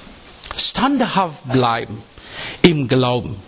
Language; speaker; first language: German; non-native, fluent; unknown